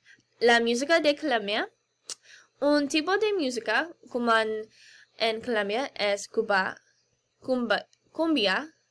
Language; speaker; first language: Spanish; non-native, learner; English